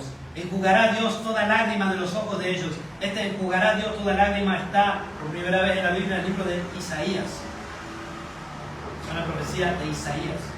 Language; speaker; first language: Spanish; native; Spanish